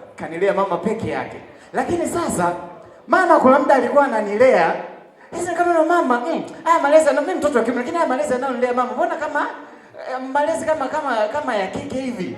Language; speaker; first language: Swahili; native; Swahili